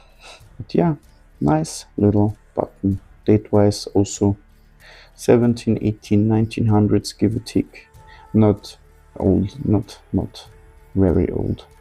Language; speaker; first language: English; non-native, fluent; German